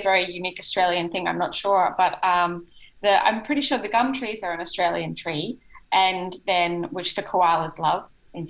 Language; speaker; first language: English; native; English